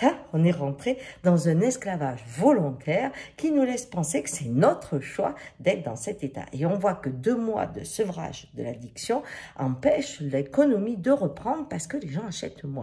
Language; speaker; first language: French; native; French